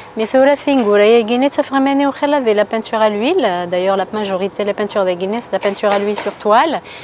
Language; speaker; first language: French; non-native, local second language; Kabyle